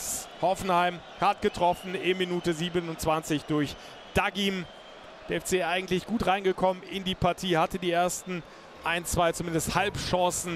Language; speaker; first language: German; native; German